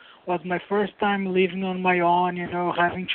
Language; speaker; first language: English; non-native, fluent; Portuguese